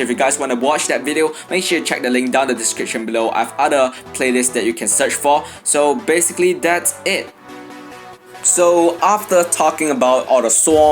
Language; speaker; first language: English; non-native, fluent; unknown